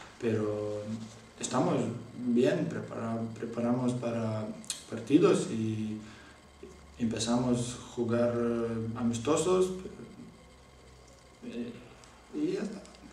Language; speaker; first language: Spanish; non-native, learner; Lithuanian